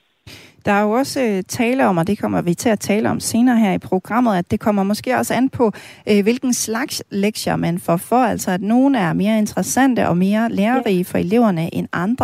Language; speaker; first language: Danish; native; Danish